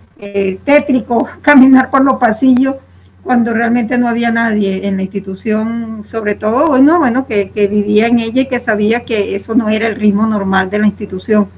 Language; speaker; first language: Spanish; native; Spanish